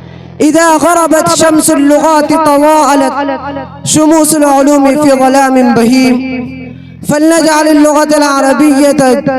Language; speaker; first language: Arabic; non-native, fluent; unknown